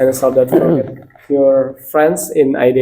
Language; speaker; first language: English; non-native, learner; Indonesian